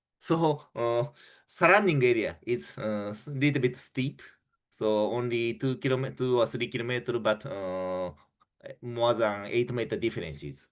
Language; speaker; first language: English; non-native, fluent; Japanese